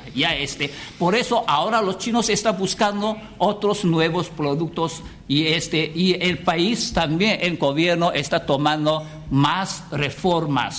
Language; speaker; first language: Spanish; non-native, fluent; Chinese